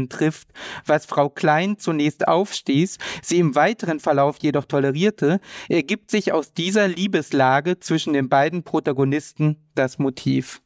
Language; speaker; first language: German; native; German